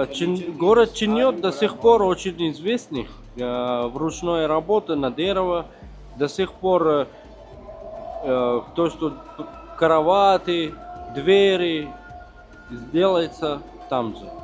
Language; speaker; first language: Russian; non-native, fluent; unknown